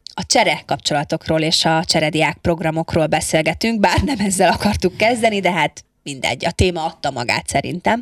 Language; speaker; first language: Hungarian; native; Hungarian